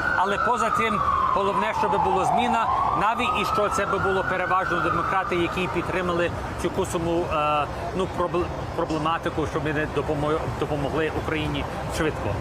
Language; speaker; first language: Ukrainian; early bilingual, heritage; Ukrainian